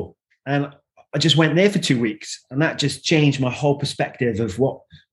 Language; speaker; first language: English; native; English